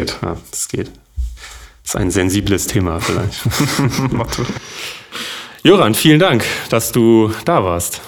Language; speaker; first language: German; native; German